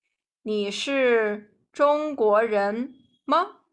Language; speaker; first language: Chinese; non-native, fluent; Nepali